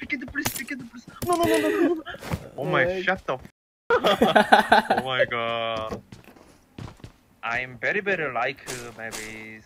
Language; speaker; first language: English; non-native, learner; Korean